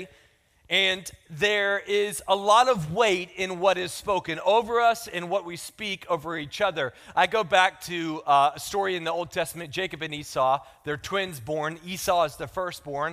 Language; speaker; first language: English; native; English